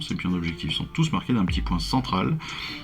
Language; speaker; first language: French; native; French